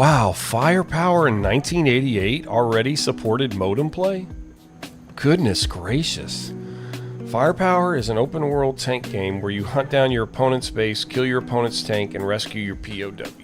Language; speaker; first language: English; native; English